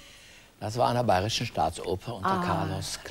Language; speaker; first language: German; native; German